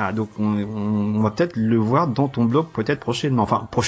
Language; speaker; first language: French; native; French